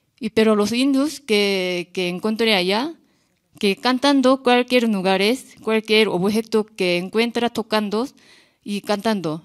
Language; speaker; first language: Spanish; non-native, learner; Korean